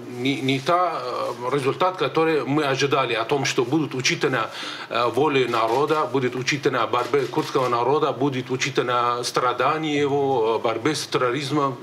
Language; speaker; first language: Russian; native; Russian